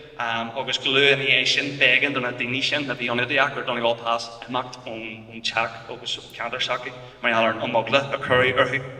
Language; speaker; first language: Irish; non-native, local second language; English